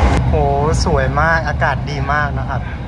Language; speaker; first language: Thai; non-native, fluent; Vietnamese